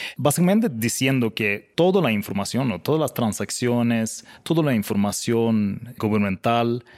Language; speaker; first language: Spanish; non-native, fluent; Swedish